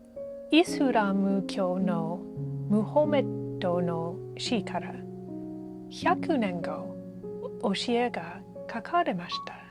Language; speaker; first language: Japanese; non-native, learner; English